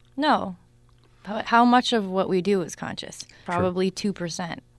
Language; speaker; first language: English; native; English